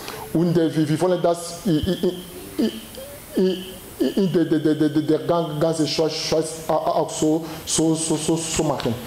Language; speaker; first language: German; non-native, learner; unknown